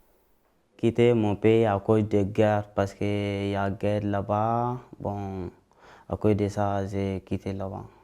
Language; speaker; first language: French; non-native, learner; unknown